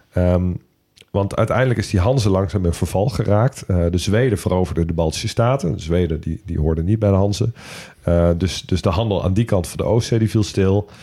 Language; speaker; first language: Dutch; native; Dutch